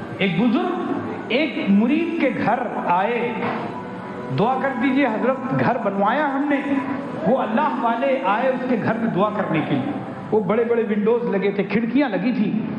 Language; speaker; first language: Urdu; native; Urdu